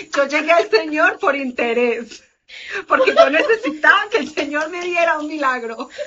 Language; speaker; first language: Spanish; native; Spanish